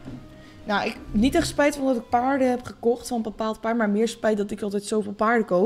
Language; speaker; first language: Dutch; native; Dutch